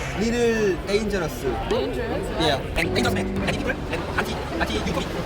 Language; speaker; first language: English; non-native, learner; Korean